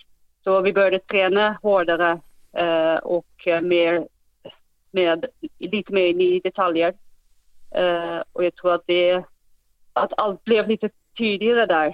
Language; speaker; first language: Swedish; non-native, fluent; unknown